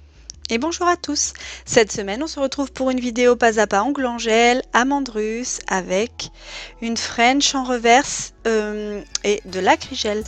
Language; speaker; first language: French; native; French